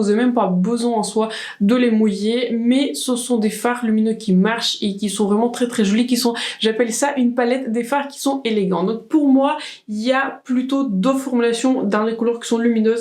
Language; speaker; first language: French; native; French